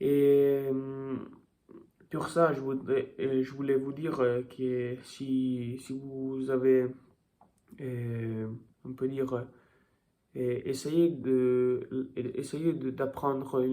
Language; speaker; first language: French; non-native, learner; Italian